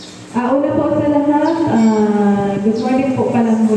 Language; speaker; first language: Filipino; native; Filipino